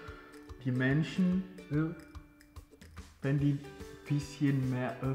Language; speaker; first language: German; non-native, fluent; Ewe